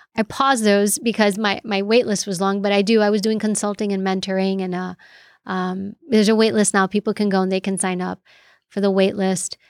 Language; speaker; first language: English; early bilingual, other home language; Greek